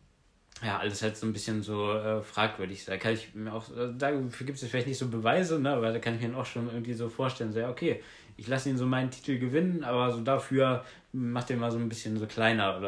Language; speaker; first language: German; native; German